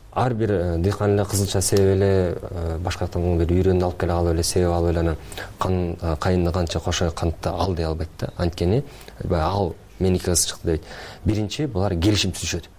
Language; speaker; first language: Kyrgyz; native; Kyrgyz